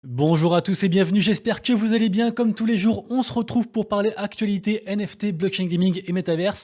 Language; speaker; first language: French; native; French